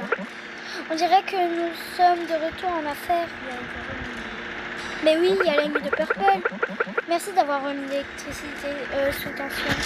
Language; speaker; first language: French; native; French